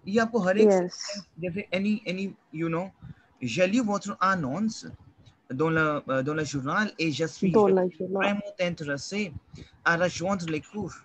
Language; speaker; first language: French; non-native, fluent; Hindi